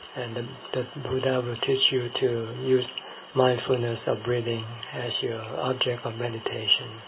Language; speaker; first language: English; non-native, fluent; Thai